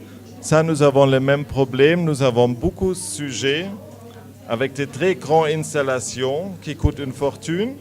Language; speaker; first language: French; non-native, learner; German